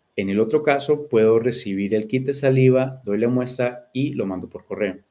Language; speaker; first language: Spanish; early bilingual, heritage; Spanish